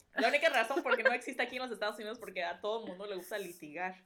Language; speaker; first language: Spanish; early bilingual, heritage; Spanish